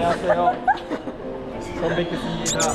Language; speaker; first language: Korean; non-native, learner; Japanese